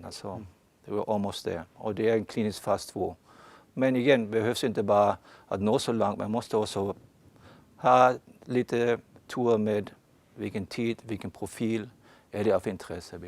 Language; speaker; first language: Swedish; non-native, fluent; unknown